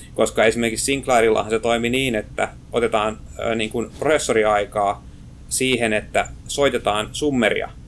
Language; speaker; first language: Finnish; native; Finnish